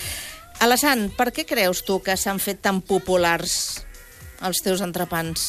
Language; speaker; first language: Catalan; native; Catalan